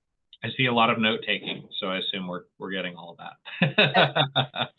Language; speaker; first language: English; native; English